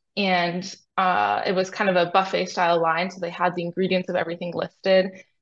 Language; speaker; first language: English; native; English